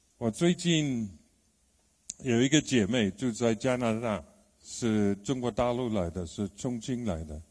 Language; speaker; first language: Chinese; non-native, fluent; English